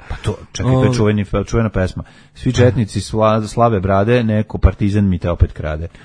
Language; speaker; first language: Serbian; native; Serbian